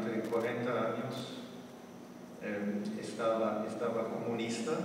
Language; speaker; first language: Spanish; non-native, fluent; German